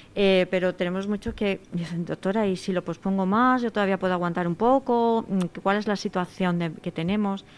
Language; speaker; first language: Spanish; native; Spanish